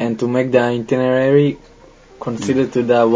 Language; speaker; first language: English; non-native, fluent; Hebrew